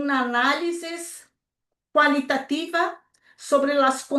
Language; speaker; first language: Spanish; non-native, local second language; Portuguese